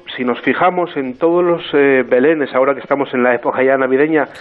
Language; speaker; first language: Spanish; non-native, local second language; Asturian